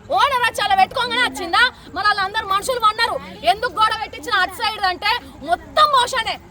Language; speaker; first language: Telugu; native; Telugu